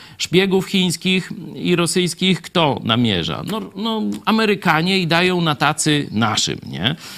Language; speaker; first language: Polish; native; Polish